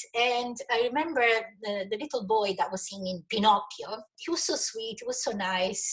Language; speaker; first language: English; non-native, fluent; Italian